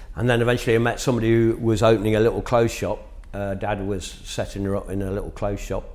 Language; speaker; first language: English; native; English